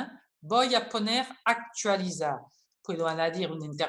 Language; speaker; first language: Spanish; non-native, fluent; French